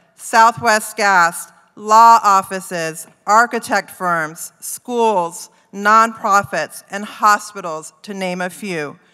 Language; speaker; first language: English; early bilingual, other home language; Spanish